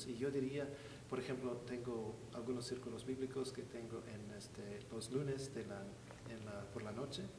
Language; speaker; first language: Spanish; non-native, fluent; English